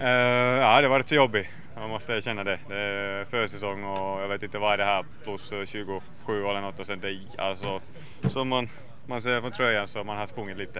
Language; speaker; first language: Swedish; non-native, local second language; Finnish